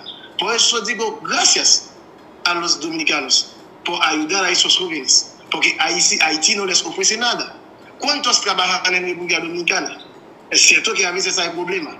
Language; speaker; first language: Spanish; non-native, fluent; Haitian Creole